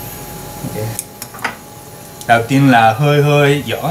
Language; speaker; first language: Vietnamese; non-native, learner; Japanese